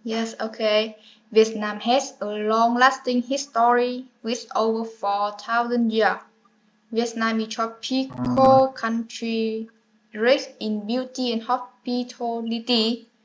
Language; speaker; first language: English; non-native, learner; Vietnamese